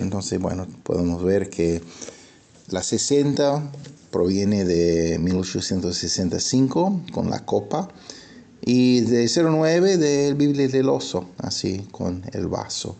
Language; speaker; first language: Spanish; non-native, fluent; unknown